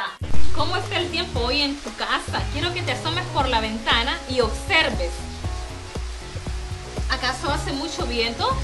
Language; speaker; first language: Spanish; native; Spanish